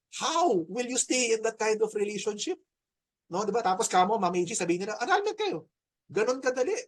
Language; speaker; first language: Filipino; native; Filipino